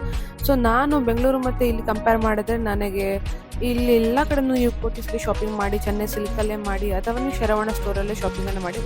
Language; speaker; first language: Kannada; native; Kannada